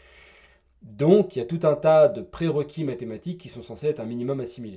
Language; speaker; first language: French; native; French